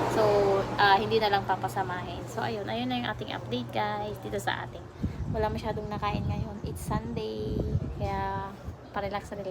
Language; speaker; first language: Filipino; non-native, local second language; Bikol